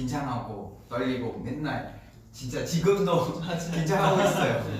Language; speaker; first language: Korean; non-native, fluent; Vietnamese